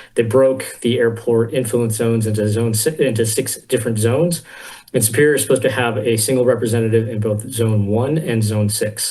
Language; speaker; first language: English; native; English